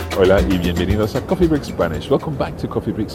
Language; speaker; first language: Spanish; non-native, fluent; English